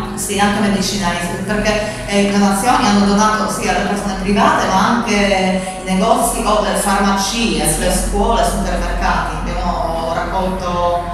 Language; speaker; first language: Italian; non-native, fluent; Polish